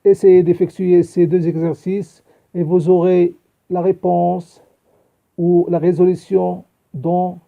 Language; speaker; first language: French; non-native, local second language; Arabic